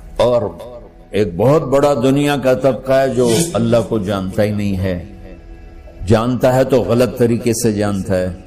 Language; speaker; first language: Urdu; non-native, local second language; Punjabi